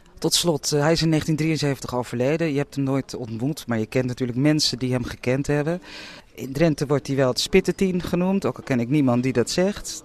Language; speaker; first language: Dutch; native; Dutch